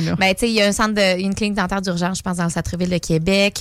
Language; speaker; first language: French; native; French